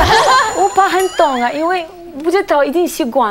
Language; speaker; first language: Chinese; non-native, learner; Russian